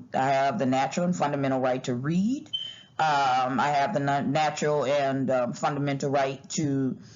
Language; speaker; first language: English; native; English